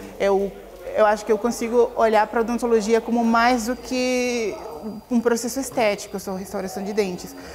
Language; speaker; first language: Portuguese; non-native, fluent; Spanish